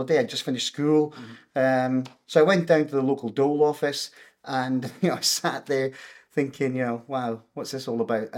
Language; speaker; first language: English; native; English